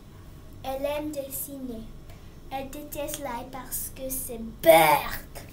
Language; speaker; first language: French; non-native, learner; English